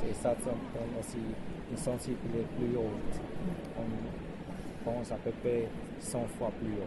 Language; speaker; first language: French; non-native, fluent; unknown